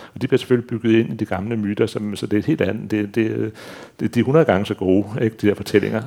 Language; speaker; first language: Danish; native; Danish